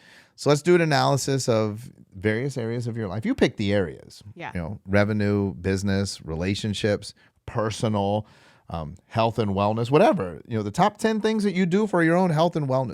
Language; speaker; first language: English; native; English